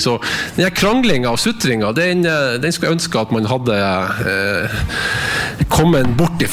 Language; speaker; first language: Norwegian; native; Norwegian